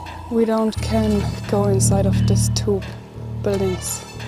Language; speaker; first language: English; non-native, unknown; German